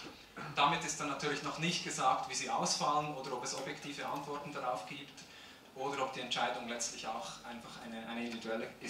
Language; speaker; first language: German; native; German